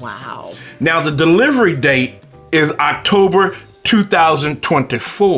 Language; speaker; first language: English; native; English